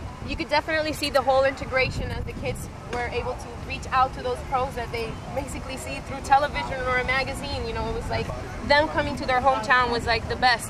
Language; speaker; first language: English; non-native, local second language; Spanish